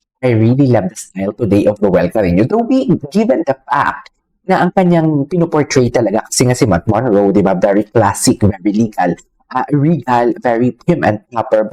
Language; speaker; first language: Filipino; non-native, local second language; Hiligaynon